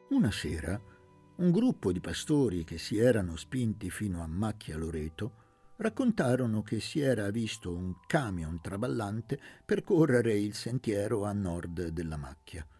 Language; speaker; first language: Italian; native; Italian